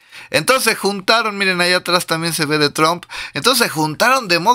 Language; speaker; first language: Spanish; native; Spanish